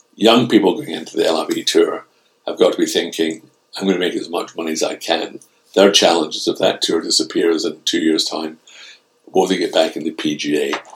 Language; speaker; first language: English; native; English